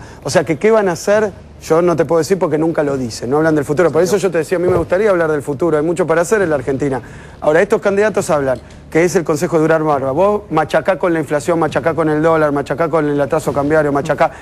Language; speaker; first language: Spanish; native; Spanish